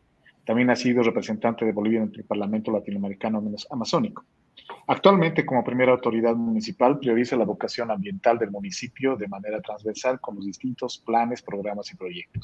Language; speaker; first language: Spanish; native; Spanish